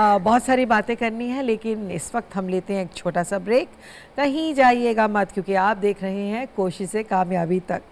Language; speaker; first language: Hindi; native; Hindi